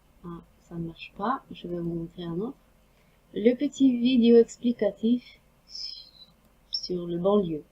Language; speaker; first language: French; non-native, fluent; Norwegian